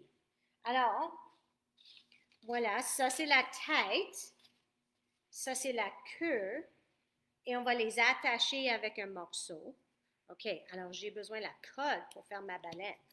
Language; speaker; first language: French; non-native, fluent; English